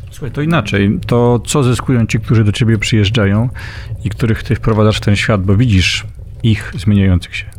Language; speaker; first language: Polish; native; Polish